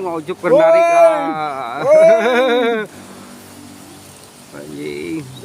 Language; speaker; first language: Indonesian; non-native, local second language; Sundanese